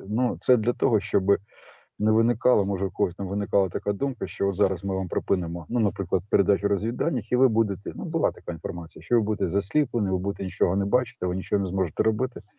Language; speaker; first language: Ukrainian; native; Ukrainian